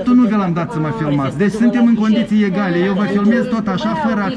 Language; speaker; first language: Romanian; native; Romanian